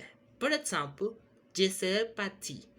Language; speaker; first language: French; non-native, learner; Spanish